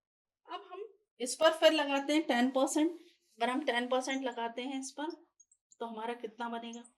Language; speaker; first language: Hindi; native; Hindi